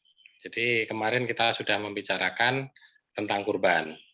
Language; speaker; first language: Indonesian; native; Indonesian